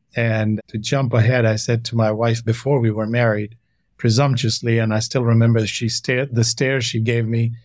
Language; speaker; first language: English; non-native, local second language; Hindi